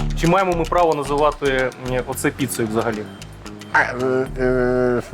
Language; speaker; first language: Ukrainian; native; Ukrainian